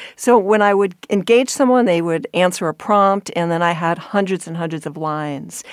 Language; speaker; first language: English; native; English